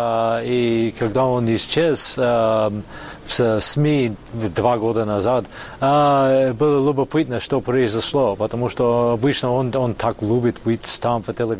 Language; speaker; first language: Russian; non-native, fluent; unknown